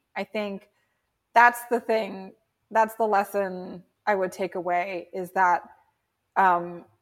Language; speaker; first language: English; native; English